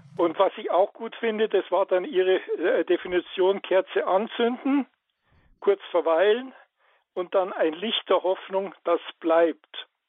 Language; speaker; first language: German; native; German